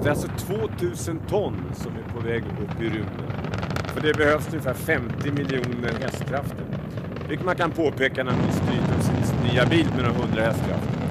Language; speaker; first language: Swedish; native; Swedish